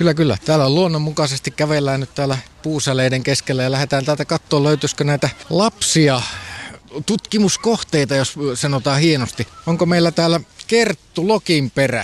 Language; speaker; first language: Finnish; native; Finnish